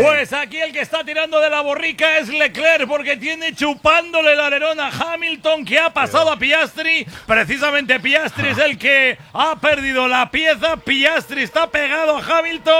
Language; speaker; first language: Spanish; native; Spanish